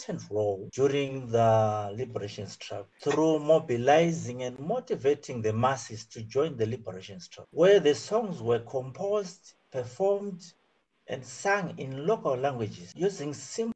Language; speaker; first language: English; non-native, local second language; Shona